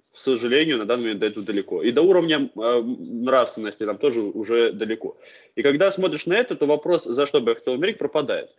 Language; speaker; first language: Russian; native; Russian